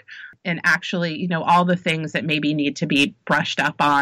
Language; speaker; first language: English; native; English